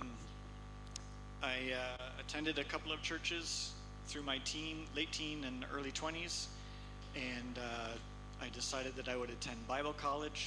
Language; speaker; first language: English; native; English